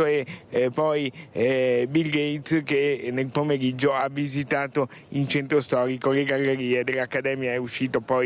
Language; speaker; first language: Italian; native; Italian